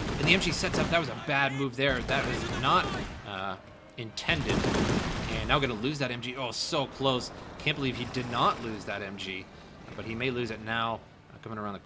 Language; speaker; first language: English; native; English